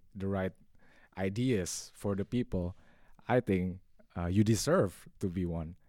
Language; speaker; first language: English; non-native, fluent; Indonesian